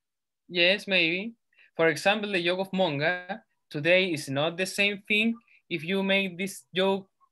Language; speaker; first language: English; non-native, learner; Spanish